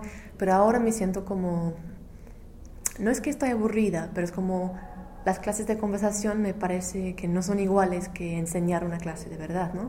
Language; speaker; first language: Spanish; non-native, fluent; English